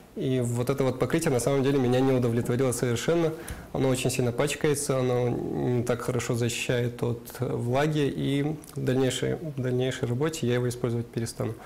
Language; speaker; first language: Russian; non-native, local second language; Karachay-Balkar